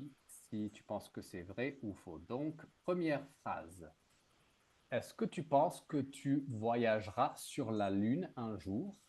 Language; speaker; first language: French; native; French